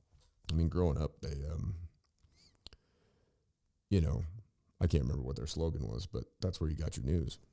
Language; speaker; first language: English; native; English